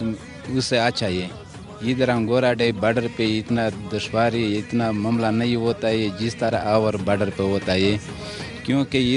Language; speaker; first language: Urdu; non-native, local second language; Pashto